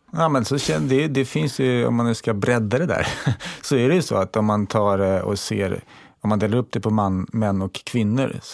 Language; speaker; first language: Swedish; native; Swedish